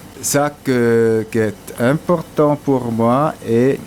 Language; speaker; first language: French; non-native, local second language; German